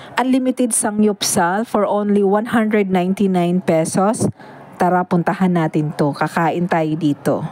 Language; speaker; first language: Filipino; native; Filipino